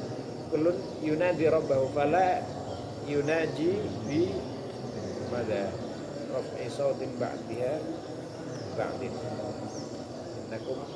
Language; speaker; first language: Arabic; non-native, fluent; Indonesian